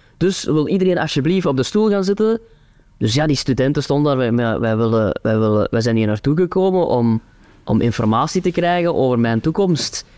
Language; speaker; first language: Dutch; native; Dutch